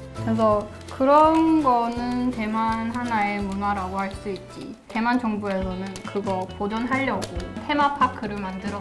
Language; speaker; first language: Korean; non-native, fluent; Chinese